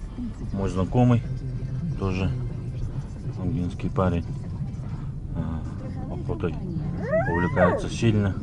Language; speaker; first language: Russian; non-native, local second language; Yakut